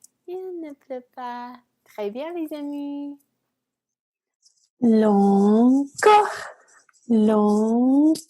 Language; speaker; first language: French; non-native, fluent; English